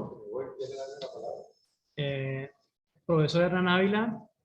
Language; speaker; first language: Spanish; native; Spanish